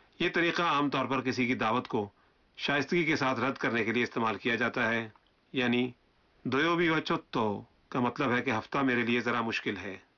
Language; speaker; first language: Urdu; native; Urdu